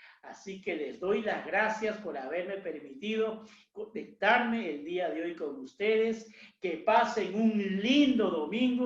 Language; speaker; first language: Spanish; native; Spanish